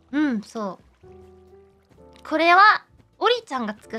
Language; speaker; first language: Japanese; non-native, learner; English